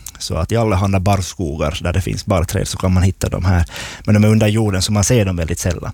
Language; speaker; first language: Swedish; native; Swedish